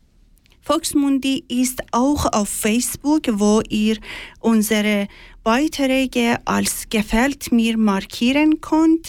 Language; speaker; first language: German; non-native, learner; Persian